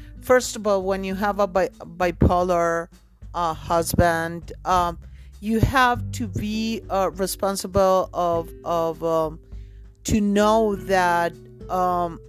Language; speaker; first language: English; non-native, fluent; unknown